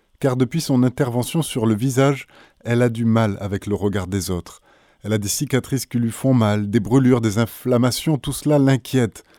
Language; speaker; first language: French; native; French